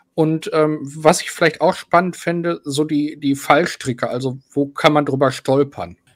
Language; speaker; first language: German; native; German